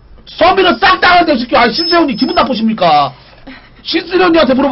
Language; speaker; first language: Korean; native; Korean